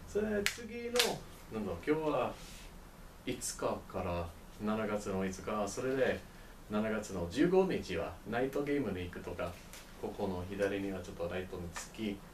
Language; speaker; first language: Japanese; non-native, learner; English